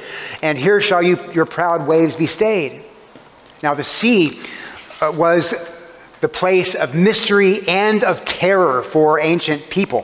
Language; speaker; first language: English; native; English